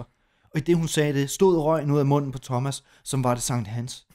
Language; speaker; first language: Danish; native; Danish